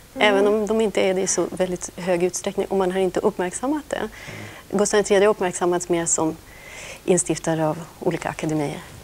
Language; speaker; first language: Swedish; native; Swedish